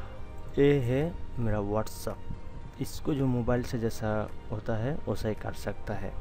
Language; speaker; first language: Hindi; non-native, local second language; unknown